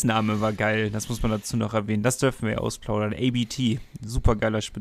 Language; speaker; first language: German; native; German